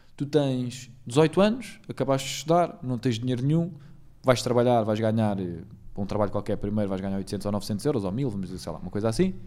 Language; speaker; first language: Portuguese; native; Portuguese